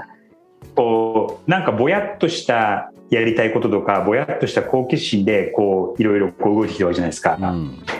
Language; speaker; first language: Japanese; native; Japanese